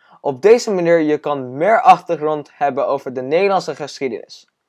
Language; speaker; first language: Dutch; non-native, learner; English